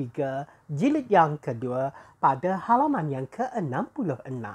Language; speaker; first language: Malay; native; Malay